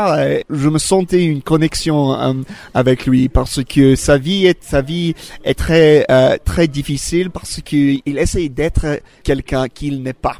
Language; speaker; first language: French; non-native, learner; English